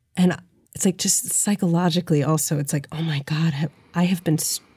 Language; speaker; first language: English; native; English